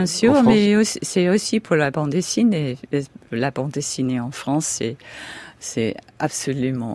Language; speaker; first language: French; non-native, fluent; English